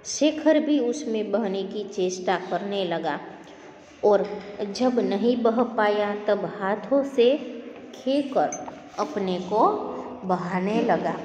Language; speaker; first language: Hindi; non-native, local second language; Gujarati